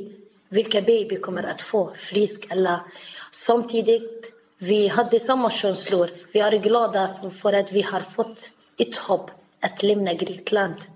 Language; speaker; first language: Swedish; non-native, learner; Arabic